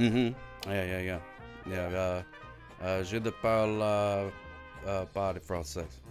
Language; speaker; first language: French; non-native, learner; English